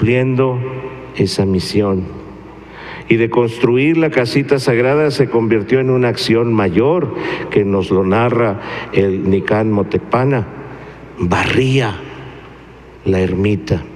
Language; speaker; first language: Spanish; native; Spanish